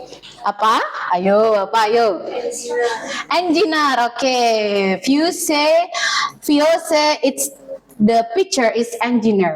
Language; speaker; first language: English; non-native, learner; Indonesian